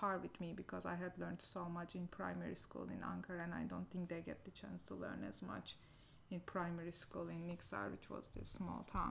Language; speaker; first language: English; non-native, fluent; Turkish